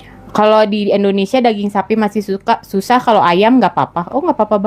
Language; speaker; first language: Indonesian; native; Indonesian